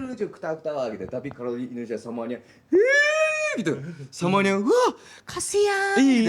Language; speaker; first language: Indonesian; non-native, learner; Japanese